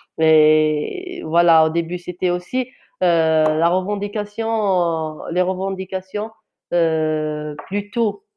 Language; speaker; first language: French; non-native, local second language; Kabyle